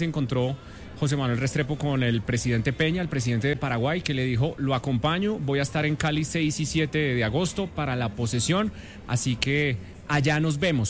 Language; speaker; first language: Spanish; native; Spanish